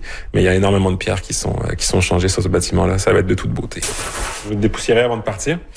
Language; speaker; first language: French; native; French